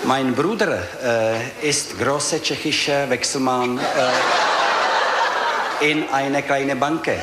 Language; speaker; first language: German; non-native, learner; Czech